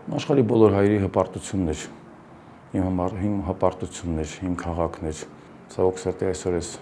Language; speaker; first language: Armenian; native; Armenian